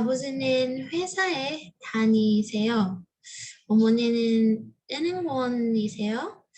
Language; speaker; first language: Korean; non-native, learner; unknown